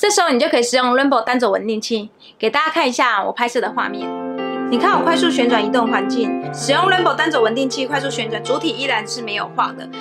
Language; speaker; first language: Chinese; native; Chinese